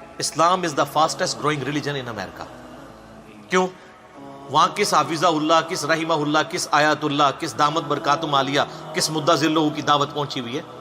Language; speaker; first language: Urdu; native; Urdu